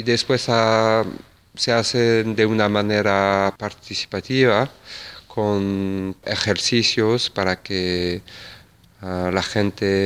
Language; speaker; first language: Spanish; non-native, fluent; French